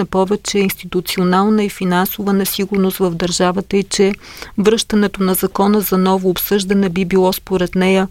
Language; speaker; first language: Bulgarian; native; Bulgarian